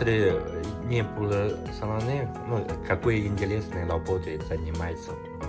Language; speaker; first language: Russian; non-native, learner; Chinese